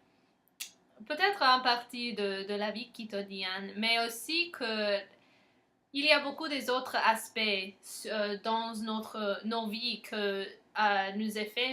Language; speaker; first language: French; non-native, learner; English